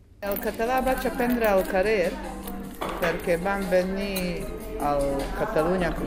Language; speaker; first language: Catalan; non-native, fluent; Bosnian